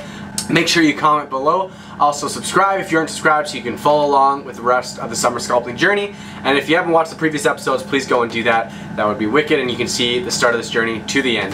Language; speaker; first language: English; native; English